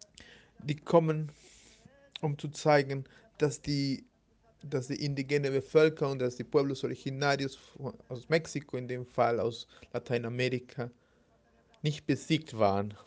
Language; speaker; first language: German; non-native, fluent; Spanish